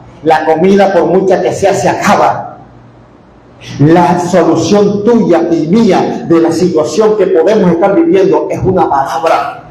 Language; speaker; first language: Spanish; native; Spanish